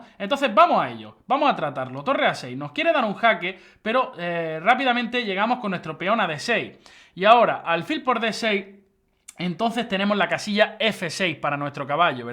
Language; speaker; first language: Spanish; native; Spanish